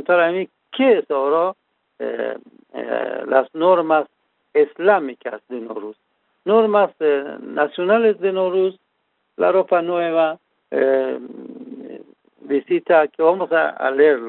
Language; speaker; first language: Spanish; non-native, fluent; Persian